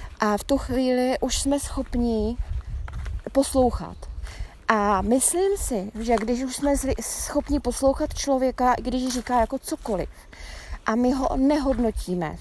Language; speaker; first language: Czech; native; Czech